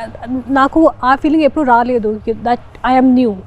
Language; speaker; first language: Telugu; non-native, fluent; Hindi